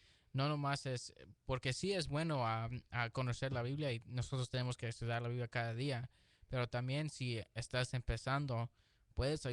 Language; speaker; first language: Spanish; early bilingual, heritage; Spanish